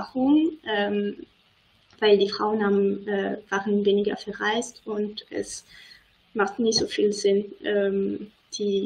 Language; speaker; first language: German; non-native, fluent; French